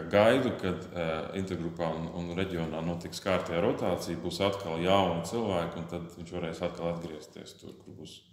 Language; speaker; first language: Latvian; native; Latvian